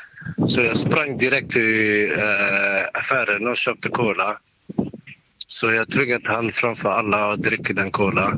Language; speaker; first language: Swedish; non-native, learner; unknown